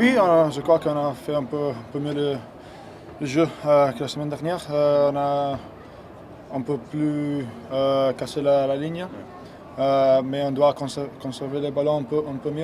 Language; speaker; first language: French; non-native, learner; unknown